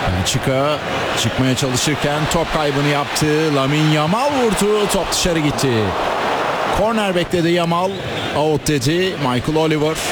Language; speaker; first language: Turkish; native; Turkish